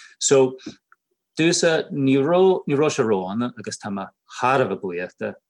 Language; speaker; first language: Irish; native; Irish